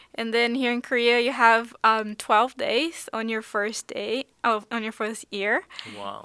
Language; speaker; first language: English; non-native, fluent; Portuguese